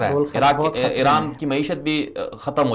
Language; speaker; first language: Urdu; native; Urdu